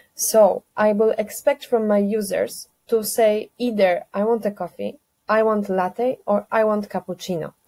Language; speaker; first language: English; non-native, fluent; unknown